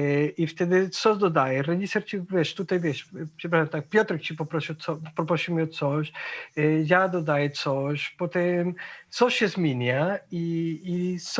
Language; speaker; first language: Polish; non-native, fluent; Spanish